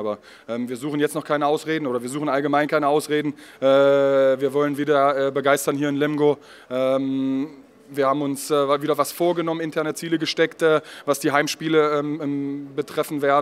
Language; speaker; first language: German; native; German